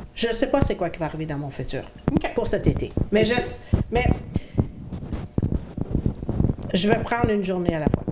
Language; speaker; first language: French; native; French